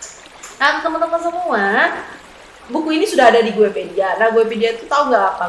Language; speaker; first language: Indonesian; native; Indonesian